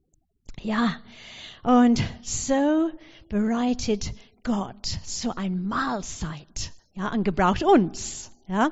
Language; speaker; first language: German; non-native, fluent; English